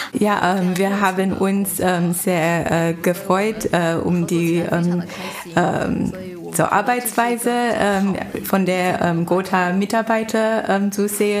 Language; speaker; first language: German; non-native, fluent; Chinese